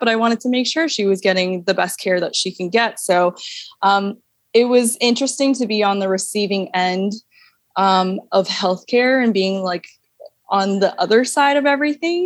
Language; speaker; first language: English; native; English